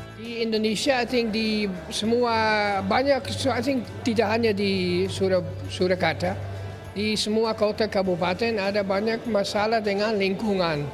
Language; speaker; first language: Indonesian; non-native, learner; English